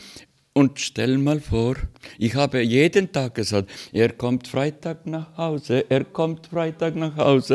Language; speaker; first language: German; non-native, learner; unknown